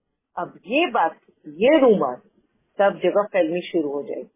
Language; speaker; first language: Hindi; native; Hindi